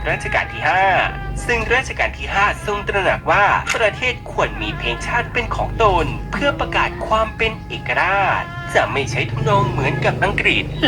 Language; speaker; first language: Thai; native; Thai